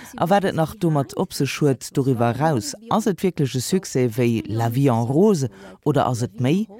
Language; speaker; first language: Luxembourgish; non-native, fluent; Portuguese